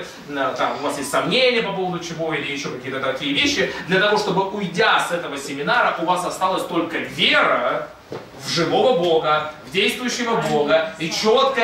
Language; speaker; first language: Russian; native; Russian